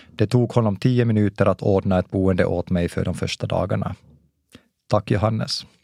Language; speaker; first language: Swedish; non-native, local second language; Finnish